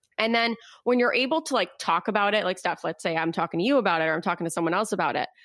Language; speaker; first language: English; native; English